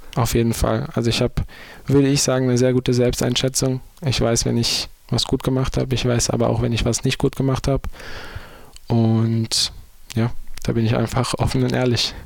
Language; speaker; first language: German; native; German